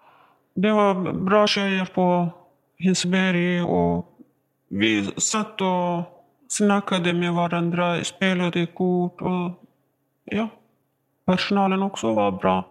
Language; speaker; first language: Swedish; non-native, learner; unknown